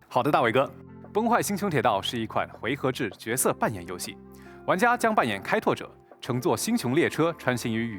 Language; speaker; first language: Chinese; native; Chinese